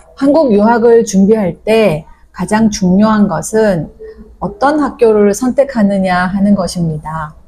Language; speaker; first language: Korean; native; Korean